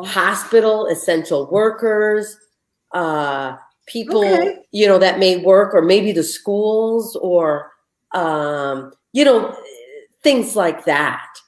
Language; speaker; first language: English; native; English